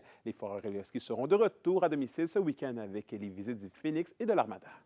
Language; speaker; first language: French; native; French